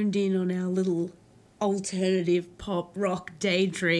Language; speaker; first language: English; native; English